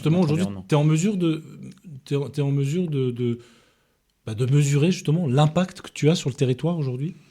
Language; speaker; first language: French; native; French